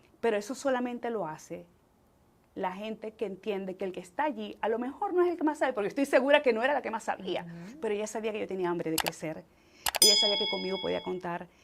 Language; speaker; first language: Spanish; native; Spanish